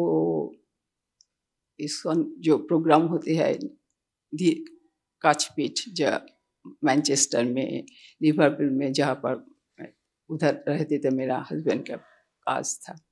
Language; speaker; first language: Hindi; non-native, local second language; Bangla